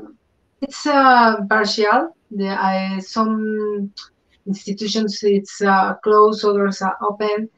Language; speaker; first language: English; non-native, learner; Spanish